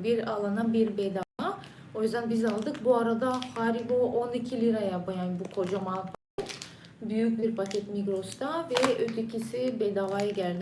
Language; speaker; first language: Turkish; non-native, fluent; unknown